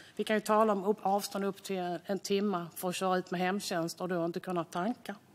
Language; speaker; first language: Swedish; native; Swedish